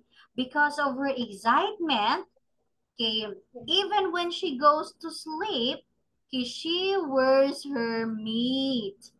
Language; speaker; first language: English; non-native, fluent; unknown